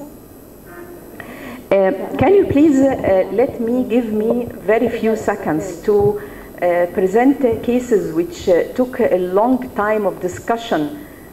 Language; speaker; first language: English; non-native, fluent; Arabic